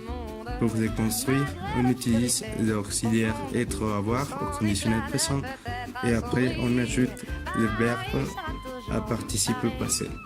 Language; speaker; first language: French; non-native, fluent; Spanish